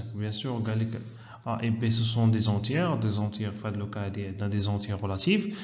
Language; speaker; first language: French; non-native, local second language; Arabic